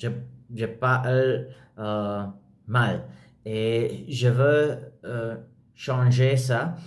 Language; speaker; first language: French; non-native, learner; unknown